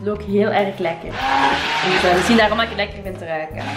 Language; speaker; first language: Dutch; native; Dutch